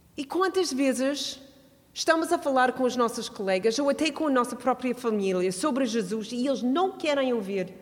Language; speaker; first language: Portuguese; non-native, fluent; English